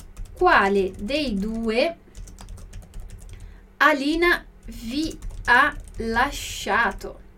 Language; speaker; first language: Italian; non-native, fluent; Portuguese